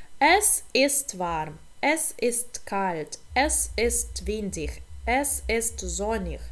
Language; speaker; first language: German; non-native, fluent; Ukrainian